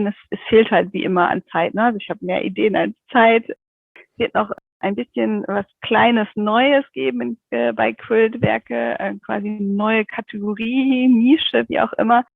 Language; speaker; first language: German; native; German